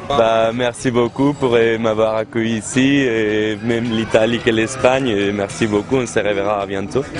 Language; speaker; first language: French; non-native, fluent; Spanish